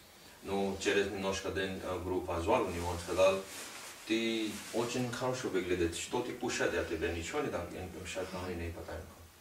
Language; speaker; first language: Russian; non-native, learner; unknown